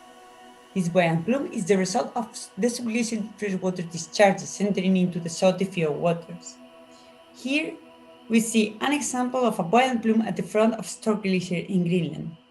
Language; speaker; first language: English; non-native, fluent; Spanish